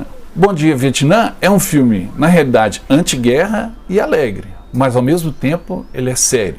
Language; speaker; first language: Portuguese; native; Portuguese